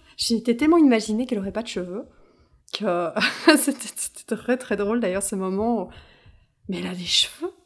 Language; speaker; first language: French; native; French